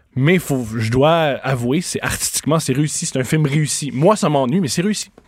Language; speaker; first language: French; native; French